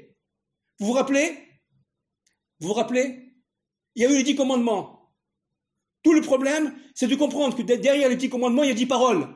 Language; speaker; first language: French; native; French